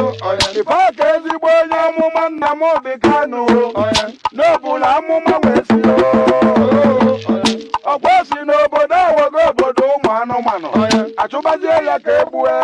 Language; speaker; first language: Igbo; native; Igbo